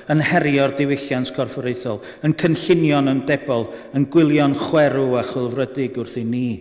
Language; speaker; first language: Welsh; native; Welsh